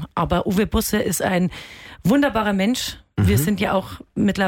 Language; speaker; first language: German; native; German